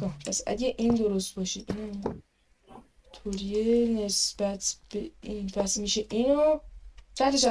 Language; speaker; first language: Persian; native; Persian